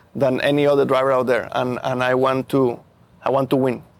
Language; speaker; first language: English; non-native, fluent; Spanish